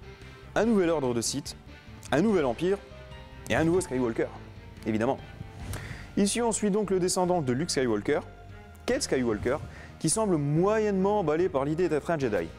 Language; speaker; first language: French; native; French